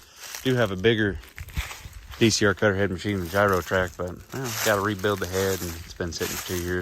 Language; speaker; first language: English; native; English